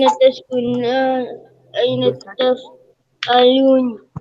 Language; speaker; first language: Arabic; non-native, learner; Malay